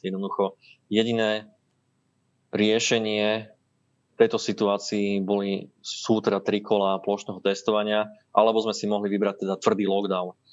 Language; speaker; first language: Slovak; native; Slovak